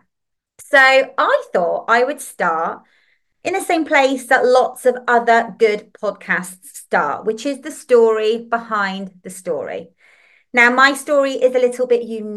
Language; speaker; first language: English; native; English